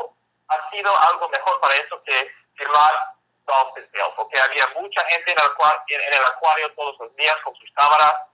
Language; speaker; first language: Spanish; non-native, fluent; English